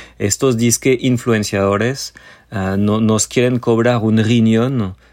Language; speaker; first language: Spanish; non-native, fluent; French